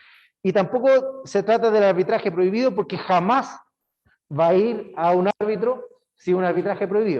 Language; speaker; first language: Spanish; native; Spanish